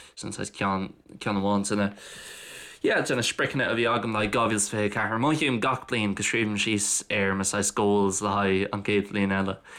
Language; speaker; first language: Irish; non-native, local second language; English